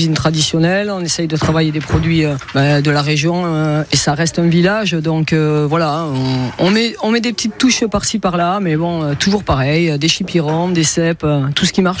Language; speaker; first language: French; native; French